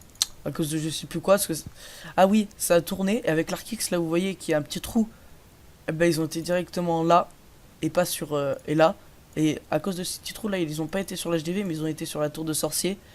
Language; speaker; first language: French; native; French